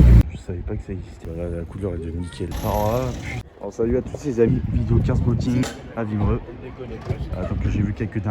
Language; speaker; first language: French; native; French